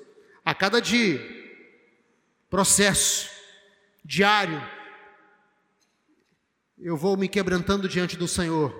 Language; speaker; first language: Portuguese; native; Portuguese